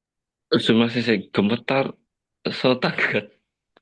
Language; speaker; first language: Japanese; non-native, learner; Indonesian